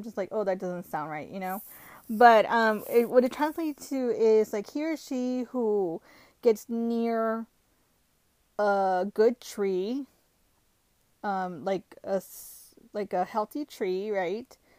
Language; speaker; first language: English; early bilingual, other home language; Spanish